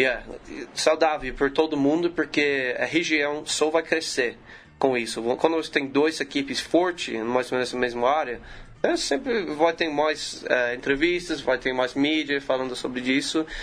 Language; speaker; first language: Portuguese; non-native, learner; English